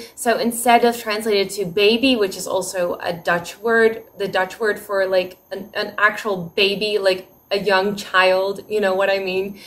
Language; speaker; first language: English; early bilingual, other home language; Dutch